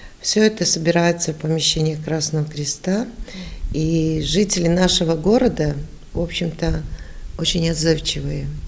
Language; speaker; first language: Russian; native; Russian